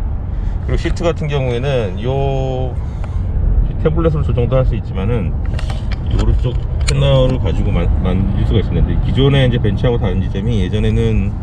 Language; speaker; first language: Korean; native; Korean